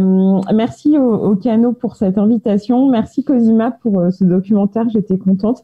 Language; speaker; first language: French; native; French